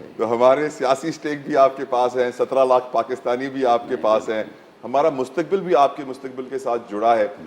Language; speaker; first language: Urdu; native; Urdu